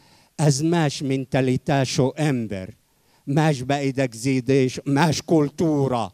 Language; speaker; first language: Hungarian; non-native, fluent; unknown